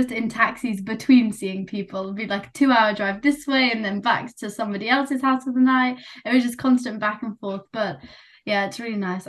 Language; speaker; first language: English; non-native, local second language; Nepali